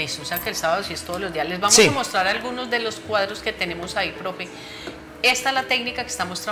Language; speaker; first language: Spanish; native; Spanish